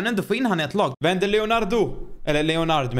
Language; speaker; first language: Swedish; native; Swedish